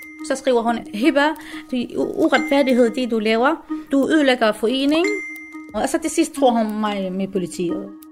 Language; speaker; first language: Danish; non-native, fluent; Arabic